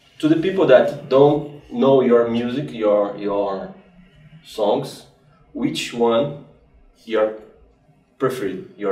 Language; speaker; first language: English; non-native, fluent; Portuguese